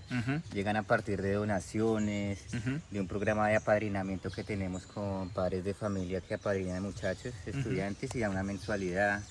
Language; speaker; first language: Spanish; native; Spanish